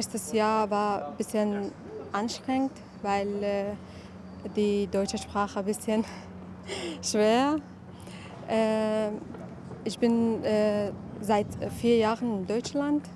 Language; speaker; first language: German; non-native, learner; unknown